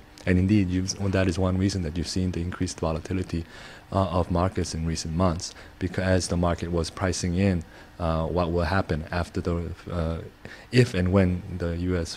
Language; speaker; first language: English; non-native, fluent; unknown